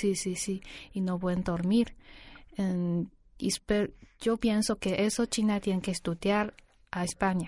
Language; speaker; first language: Spanish; non-native, learner; Chinese